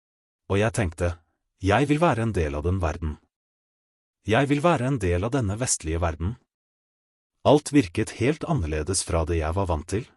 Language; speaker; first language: Norwegian; non-native, fluent; Russian